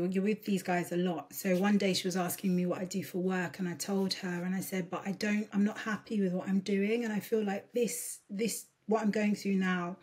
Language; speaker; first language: English; early bilingual, other home language; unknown